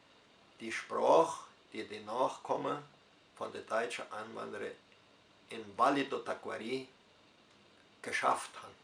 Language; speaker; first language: German; early bilingual, heritage; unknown